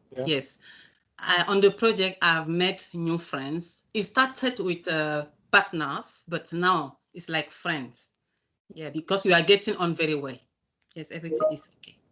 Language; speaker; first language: English; non-native, learner; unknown